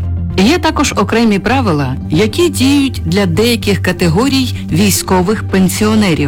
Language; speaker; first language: Ukrainian; native; Ukrainian